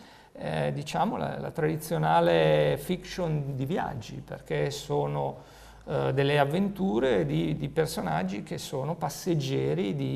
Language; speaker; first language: Italian; native; Italian